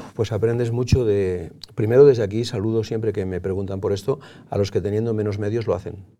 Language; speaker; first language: Spanish; native; Spanish